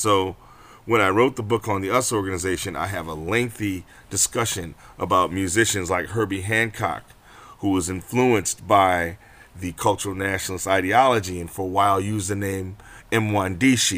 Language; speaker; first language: English; native; English